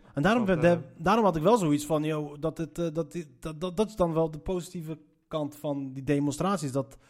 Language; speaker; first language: Dutch; early bilingual, other home language; Arabic